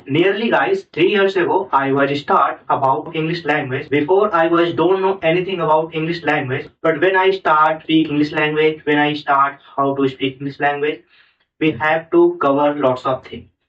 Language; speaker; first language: English; non-native, learner; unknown